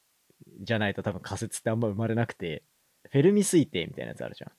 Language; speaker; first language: Japanese; native; Japanese